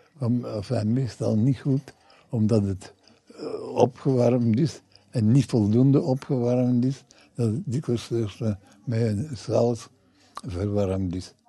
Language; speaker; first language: Dutch; non-native, fluent; English